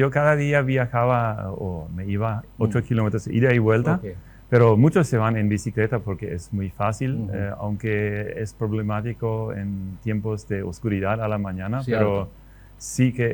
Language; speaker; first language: Spanish; native; Spanish